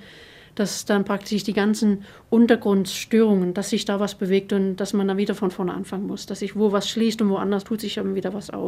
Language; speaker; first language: German; native; German